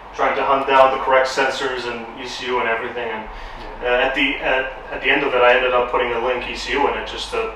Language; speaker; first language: English; non-native, fluent; Romanian